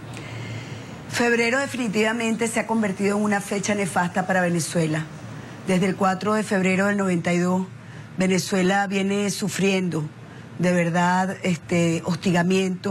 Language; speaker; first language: Spanish; native; Spanish